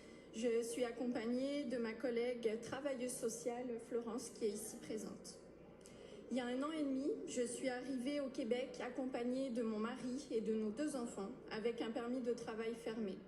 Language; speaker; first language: French; native; French